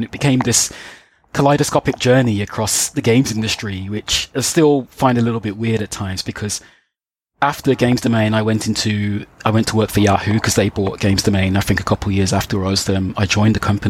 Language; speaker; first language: English; native; English